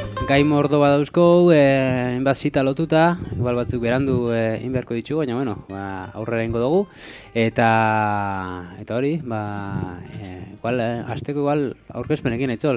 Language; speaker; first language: Basque; native; Basque